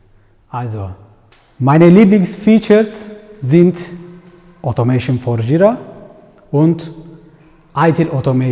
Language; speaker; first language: German; non-native, fluent; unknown